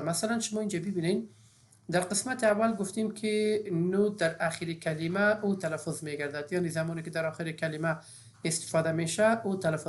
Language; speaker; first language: Persian; native; Persian